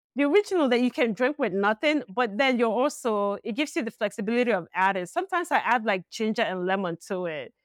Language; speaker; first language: English; non-native, local second language; Igbo